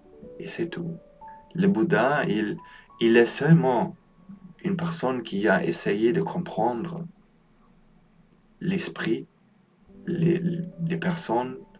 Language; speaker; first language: French; non-native, learner; Polish